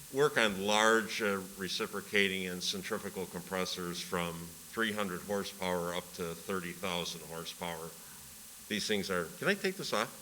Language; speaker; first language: English; native; English